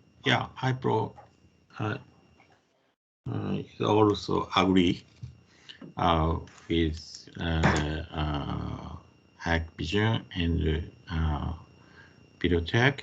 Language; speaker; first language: English; non-native, fluent; Japanese